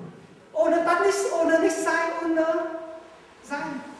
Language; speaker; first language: German; non-native, learner; Vietnamese